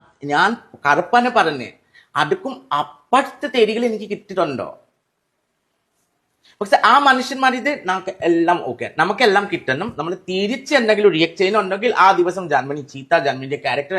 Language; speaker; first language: Malayalam; non-native, fluent; Assamese